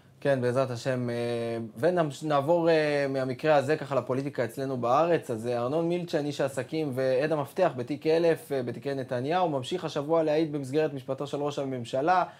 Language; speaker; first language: Hebrew; native; Hebrew